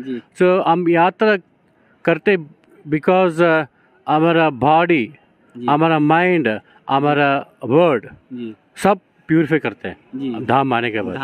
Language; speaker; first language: Hindi; non-native, local second language; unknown